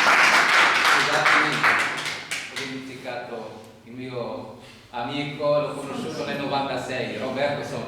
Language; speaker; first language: Italian; non-native, fluent; Arabic